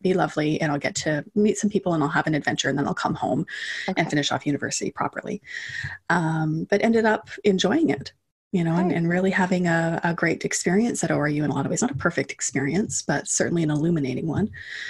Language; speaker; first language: English; native; English